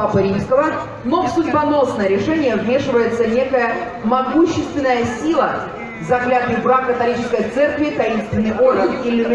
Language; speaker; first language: Russian; native; Russian